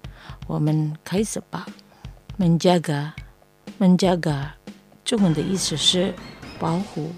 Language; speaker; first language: Chinese; early bilingual, heritage; Chinese